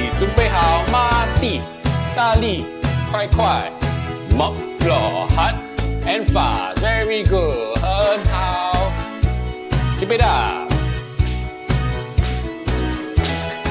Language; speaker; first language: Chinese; non-native, local second language; English